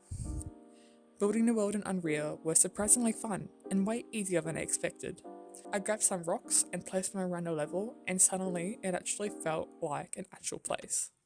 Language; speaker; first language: English; native; English